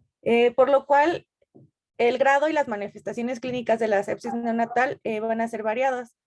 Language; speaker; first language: Spanish; native; Spanish